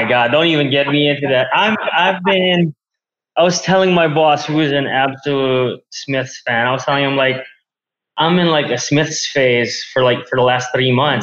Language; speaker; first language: English; non-native, local second language; Filipino